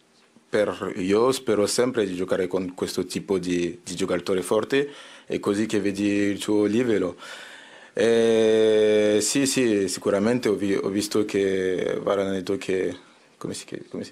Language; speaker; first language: Italian; non-native, fluent; French